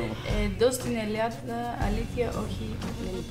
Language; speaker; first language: Greek; non-native, fluent; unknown